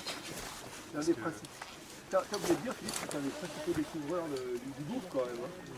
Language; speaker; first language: French; native; French